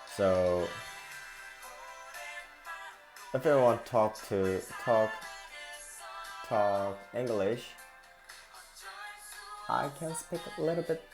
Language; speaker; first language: English; non-native, learner; Korean